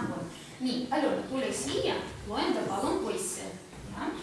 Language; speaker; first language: Estonian; non-native, local second language; Russian